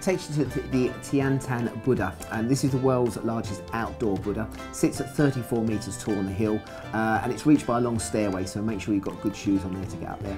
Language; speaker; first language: English; native; English